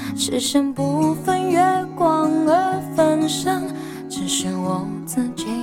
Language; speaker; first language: Chinese; native; Chinese